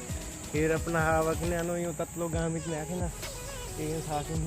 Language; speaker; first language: Filipino; non-native, learner; Punjabi